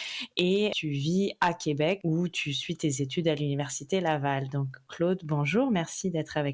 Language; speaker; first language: French; native; French